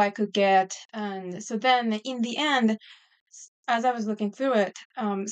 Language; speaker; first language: English; non-native, fluent; Japanese